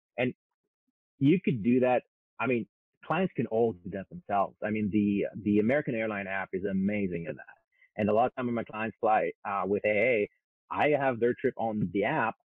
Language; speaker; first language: English; non-native, local second language; French